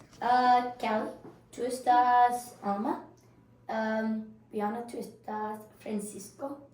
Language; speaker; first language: Spanish; non-native, learner; English